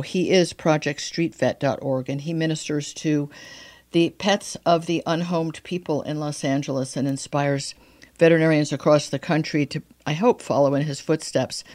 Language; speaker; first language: English; native; English